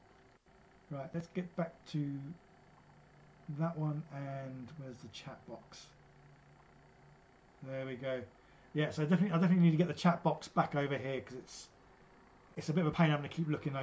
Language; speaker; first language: English; native; English